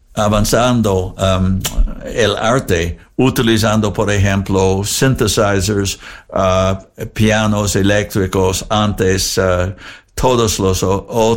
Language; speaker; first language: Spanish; non-native, learner; English